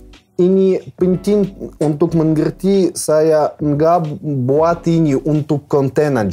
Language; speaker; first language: Indonesian; non-native, learner; Russian